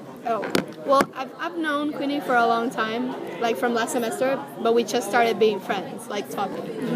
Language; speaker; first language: English; non-native, fluent; Spanish